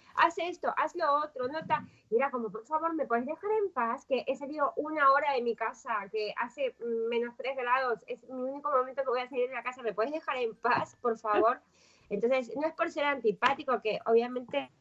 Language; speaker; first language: Spanish; native; Spanish